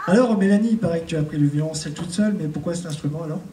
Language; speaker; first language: French; native; French